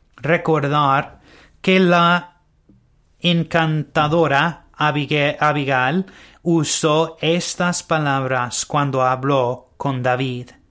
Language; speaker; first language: Spanish; non-native, learner; English